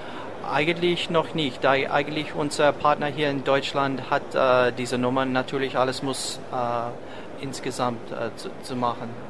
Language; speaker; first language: German; non-native, learner; English